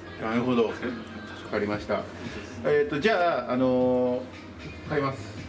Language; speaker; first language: Japanese; native; Japanese